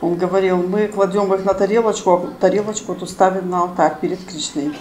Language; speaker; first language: Russian; native; Russian